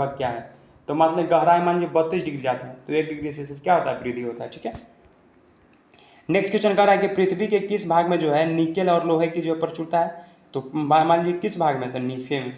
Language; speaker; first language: Hindi; native; Hindi